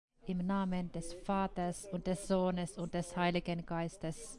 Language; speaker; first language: German; non-native, fluent; Finnish